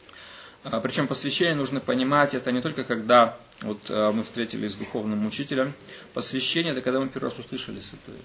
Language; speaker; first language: Russian; native; Russian